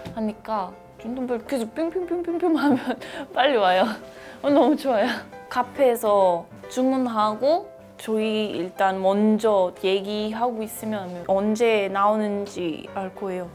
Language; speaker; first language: Korean; non-native, fluent; Spanish